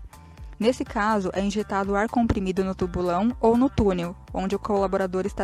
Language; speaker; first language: Portuguese; native; Portuguese